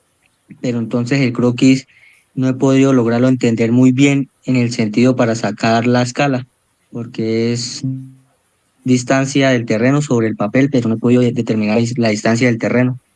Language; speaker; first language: Spanish; native; Spanish